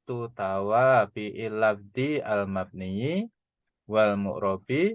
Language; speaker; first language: Arabic; non-native, fluent; Indonesian